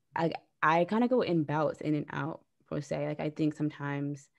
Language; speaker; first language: English; native; English